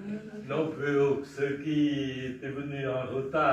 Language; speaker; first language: French; non-native, fluent; Vietnamese